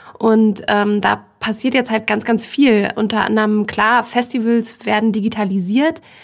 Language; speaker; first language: German; native; German